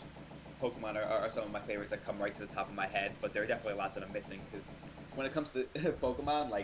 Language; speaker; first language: English; native; English